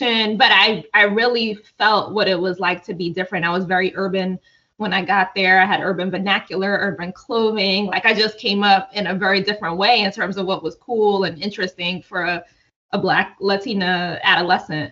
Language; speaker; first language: English; native; English